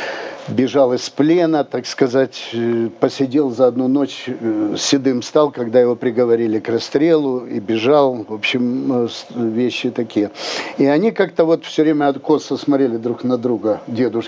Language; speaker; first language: Russian; native; Russian